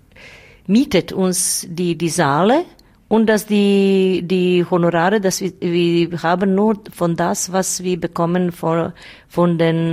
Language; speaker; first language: German; non-native, learner; Bosnian